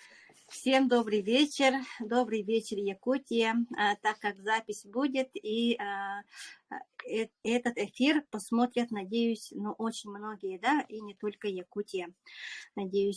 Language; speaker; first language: Russian; non-native, local second language; Yakut